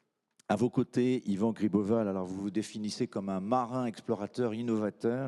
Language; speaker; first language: French; native; French